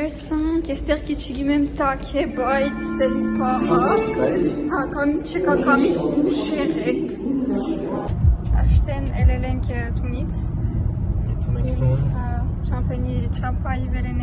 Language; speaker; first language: Armenian; early bilingual, heritage; Armenian